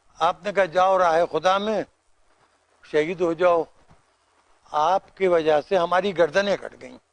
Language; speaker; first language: Urdu; native; Urdu